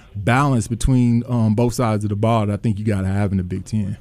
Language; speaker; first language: English; native; English